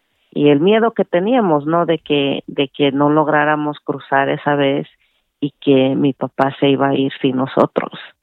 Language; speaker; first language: Spanish; native; Spanish